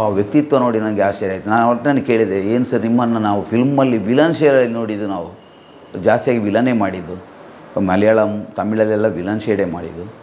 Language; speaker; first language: Kannada; non-native, local second language; Malayalam